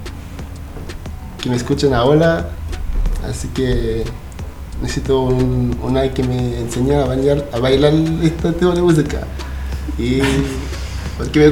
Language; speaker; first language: Spanish; non-native, learner; Haitian Creole